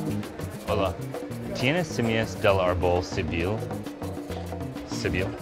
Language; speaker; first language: Spanish; non-native, learner; English